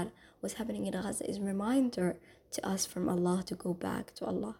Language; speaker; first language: English; non-native, fluent; Somali